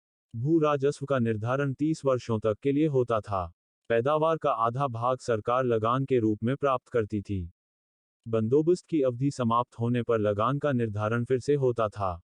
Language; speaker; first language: Hindi; native; Hindi